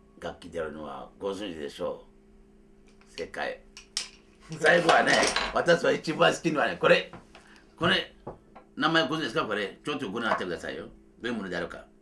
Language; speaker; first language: Japanese; non-native, fluent; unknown